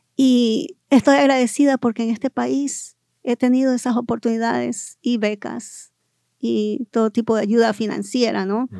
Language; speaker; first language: Spanish; early bilingual, heritage; Spanish